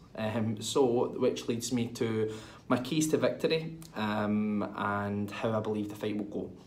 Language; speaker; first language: English; native; English